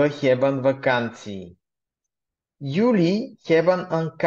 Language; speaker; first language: Dutch; non-native, fluent; Bulgarian